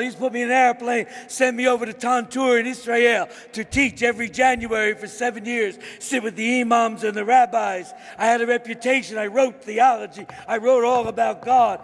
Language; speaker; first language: English; native; English